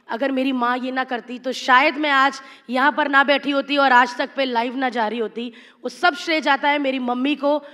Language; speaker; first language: Hindi; native; Hindi